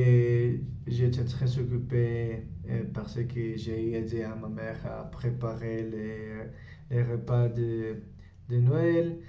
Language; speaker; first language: French; non-native, learner; Spanish